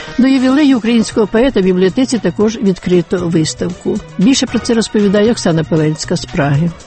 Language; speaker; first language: Ukrainian; native; Ukrainian